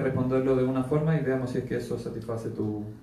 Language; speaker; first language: Spanish; native; Spanish